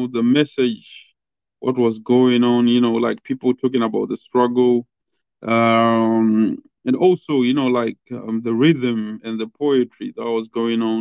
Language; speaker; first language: English; non-native, local second language; Shona